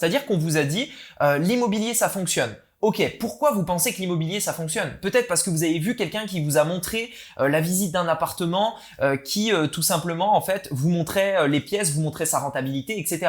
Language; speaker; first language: French; native; French